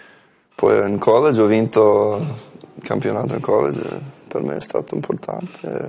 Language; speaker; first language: Italian; non-native, learner; English